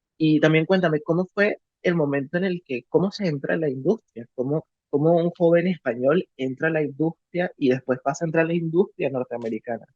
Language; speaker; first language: Spanish; native; Spanish